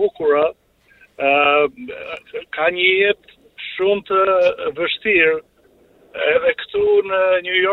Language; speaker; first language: English; non-native, learner; Albanian